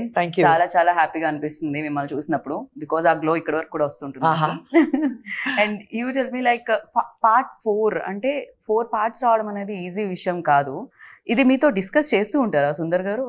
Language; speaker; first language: Telugu; native; Telugu